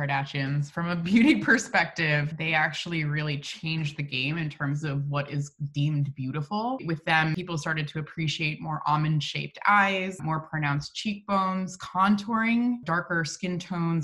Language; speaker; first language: English; native; English